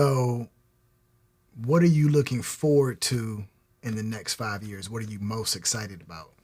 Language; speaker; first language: English; native; English